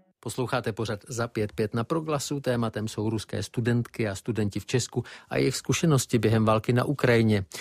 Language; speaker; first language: Czech; native; Czech